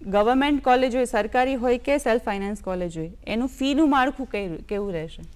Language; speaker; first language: Gujarati; native; Gujarati